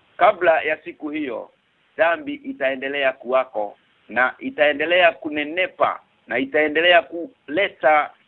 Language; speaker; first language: Swahili; non-native, local second language; Kikuyu